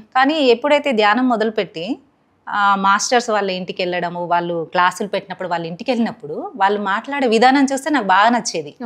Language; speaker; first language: Telugu; non-native, local second language; Hindi